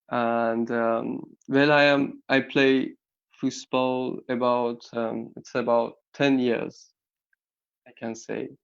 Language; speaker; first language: English; non-native, learner; Persian